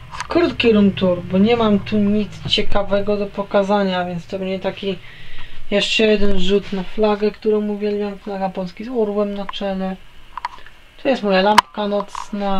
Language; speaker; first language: Polish; native; Polish